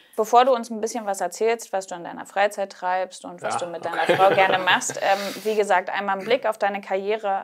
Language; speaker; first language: German; native; German